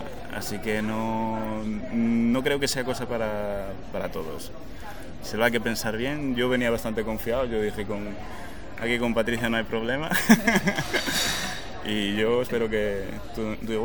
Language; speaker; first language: Spanish; native; Spanish